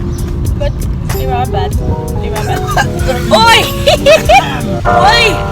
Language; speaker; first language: English; non-native, learner; Haitian Creole